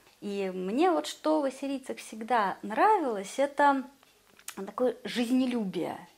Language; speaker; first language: Russian; native; Russian